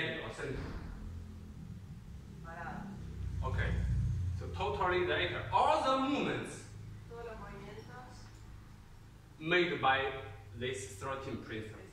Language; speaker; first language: English; non-native, learner; Chinese